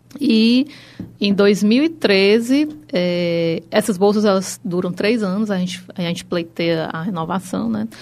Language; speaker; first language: Portuguese; native; Portuguese